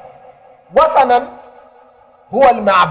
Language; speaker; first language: Arabic; non-native, fluent; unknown